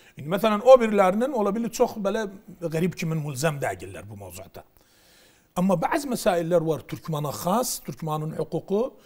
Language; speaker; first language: Turkish; native; Turkish